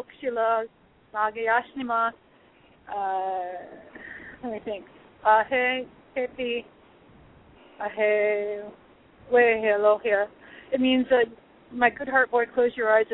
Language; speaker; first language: English; early bilingual, other home language; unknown